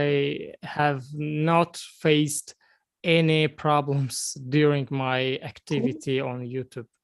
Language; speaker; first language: English; non-native, learner; Azerbaijani